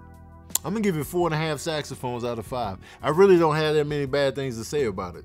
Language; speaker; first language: English; native; English